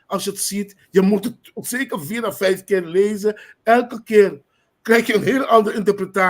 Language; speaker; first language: Dutch; non-native, local second language; Papiamento